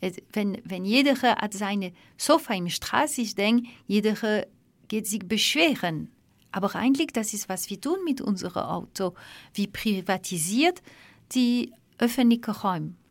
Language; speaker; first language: German; non-native, fluent; Dutch